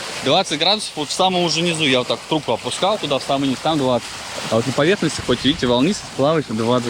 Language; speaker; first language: Russian; native; Russian